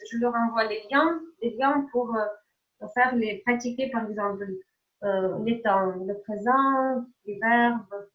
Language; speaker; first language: French; non-native, fluent; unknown